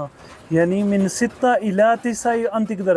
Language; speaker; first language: Arabic; non-native, learner; Urdu